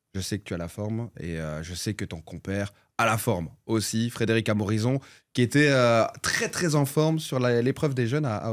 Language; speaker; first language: French; native; French